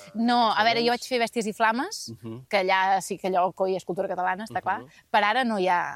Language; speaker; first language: Catalan; native; Catalan